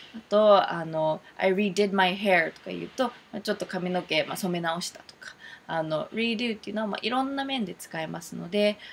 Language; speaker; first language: Japanese; early bilingual, heritage; Japanese